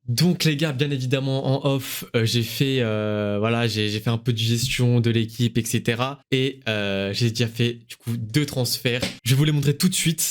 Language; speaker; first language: French; native; French